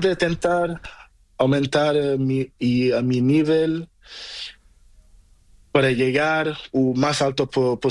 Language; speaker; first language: Spanish; non-native, learner; Portuguese